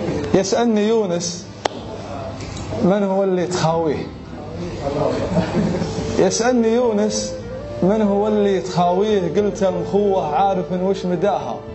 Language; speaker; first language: Arabic; native; Arabic